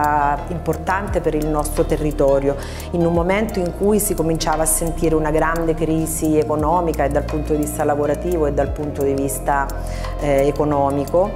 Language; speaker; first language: Italian; native; Italian